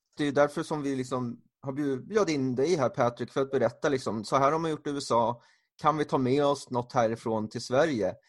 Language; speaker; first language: Swedish; native; Swedish